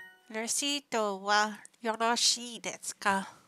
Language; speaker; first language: Japanese; non-native, learner; English